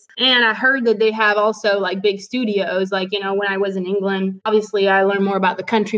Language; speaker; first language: English; non-native, fluent; French